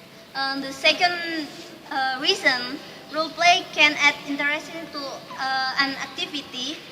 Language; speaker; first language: English; non-native, learner; Indonesian